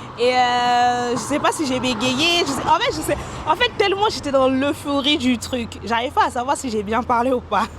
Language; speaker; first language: French; native; French